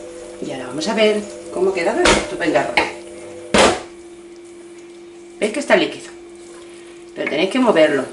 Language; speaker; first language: Spanish; native; Spanish